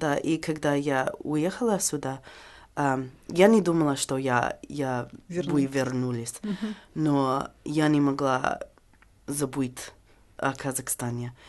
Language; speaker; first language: Russian; non-native, learner; English